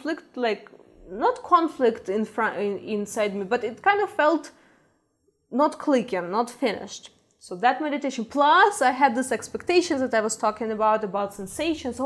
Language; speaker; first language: English; non-native, fluent; Ukrainian